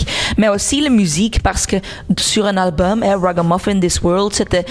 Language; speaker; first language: French; non-native, local second language; Dutch